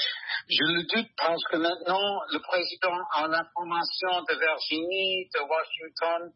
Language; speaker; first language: French; non-native, learner; English